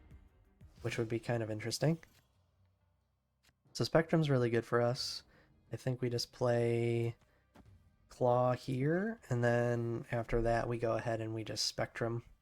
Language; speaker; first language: English; native; English